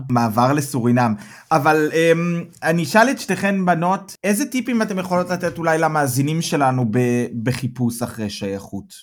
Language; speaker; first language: Hebrew; native; Hebrew